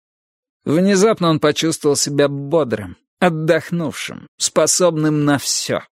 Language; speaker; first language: Russian; native; Russian